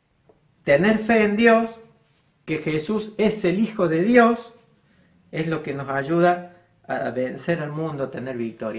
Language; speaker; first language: Spanish; native; Spanish